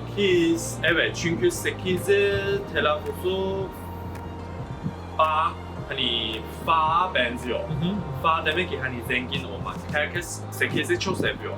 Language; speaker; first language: Turkish; non-native, learner; Chinese